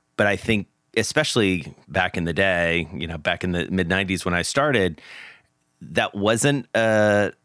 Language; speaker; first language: English; native; English